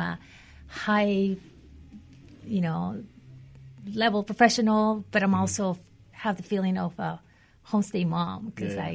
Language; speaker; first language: English; non-native, fluent; Spanish